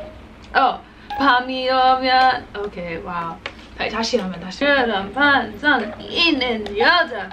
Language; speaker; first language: Korean; non-native, fluent; English